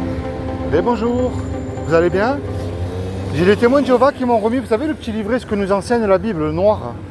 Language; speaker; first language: French; native; French